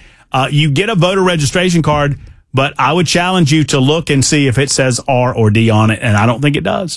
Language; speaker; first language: English; native; English